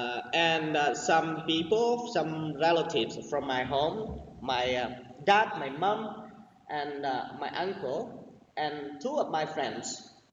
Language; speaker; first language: English; non-native, learner; Vietnamese